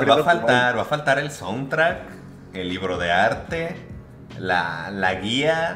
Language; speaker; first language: Spanish; native; Spanish